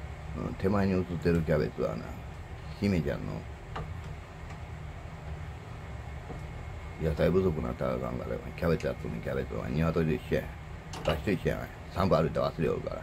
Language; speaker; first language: Japanese; native; Japanese